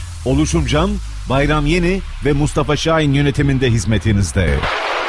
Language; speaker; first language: Turkish; native; Turkish